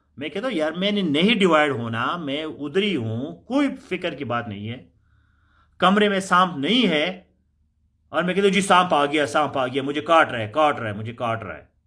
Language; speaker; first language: Urdu; non-native, local second language; Punjabi